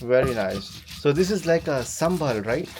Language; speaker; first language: English; non-native, local second language; Urdu